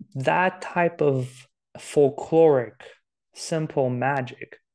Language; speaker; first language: English; non-native, fluent; Romanian